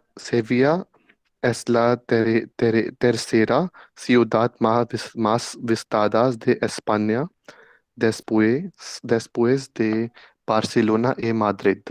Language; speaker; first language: Spanish; non-native, learner; Hindi